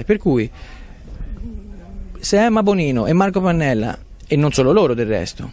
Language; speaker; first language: Italian; native; Italian